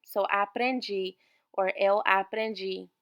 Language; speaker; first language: Portuguese; non-native, fluent; English